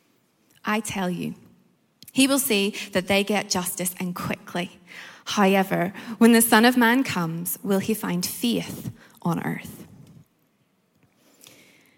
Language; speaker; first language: English; native; English